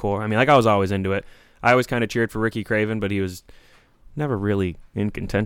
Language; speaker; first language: English; native; English